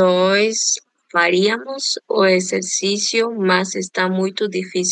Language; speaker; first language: Portuguese; non-native, learner; Spanish